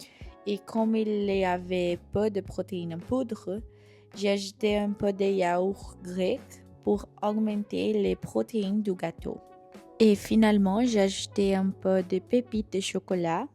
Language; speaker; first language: French; non-native, fluent; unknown